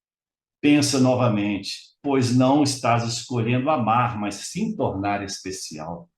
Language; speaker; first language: Portuguese; native; Portuguese